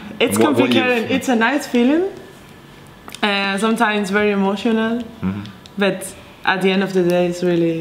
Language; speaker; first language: English; non-native, fluent; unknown